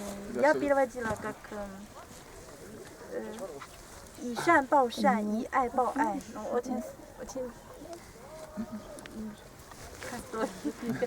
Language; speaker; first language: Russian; non-native, learner; Chinese